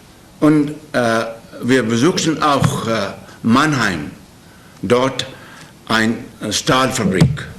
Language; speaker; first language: German; non-native, learner; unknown